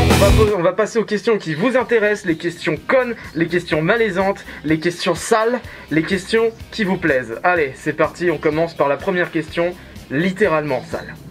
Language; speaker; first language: French; native; French